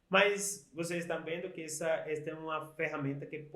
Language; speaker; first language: Portuguese; non-native, fluent; Spanish